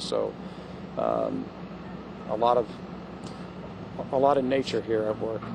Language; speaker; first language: English; native; English